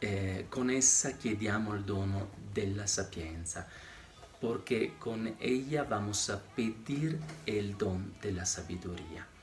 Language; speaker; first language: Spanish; non-native, fluent; Italian